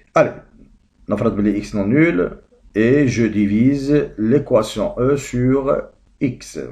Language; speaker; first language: French; non-native, local second language; Arabic